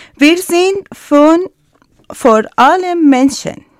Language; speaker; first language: German; non-native, learner; Persian